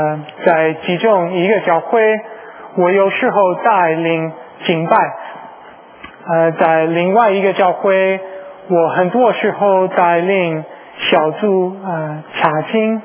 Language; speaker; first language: Chinese; non-native, learner; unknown